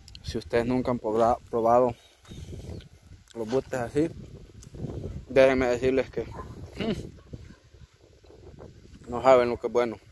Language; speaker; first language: Spanish; native; Spanish